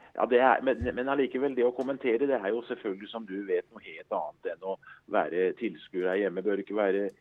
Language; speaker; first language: Norwegian; native; Norwegian